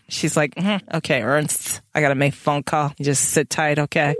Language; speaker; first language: English; native; English